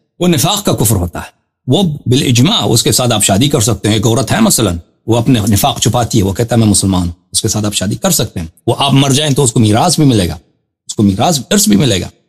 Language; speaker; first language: Urdu; non-native, fluent; Persian